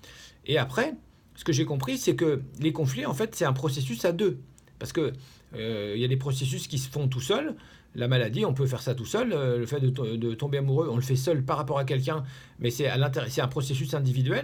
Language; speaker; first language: French; native; French